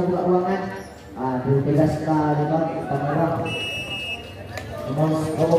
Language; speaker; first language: Malay; native; Malay